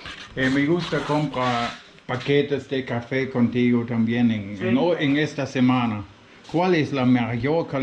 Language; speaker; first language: Spanish; non-native, learner; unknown